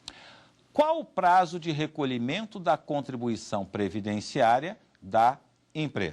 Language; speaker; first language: Portuguese; native; Portuguese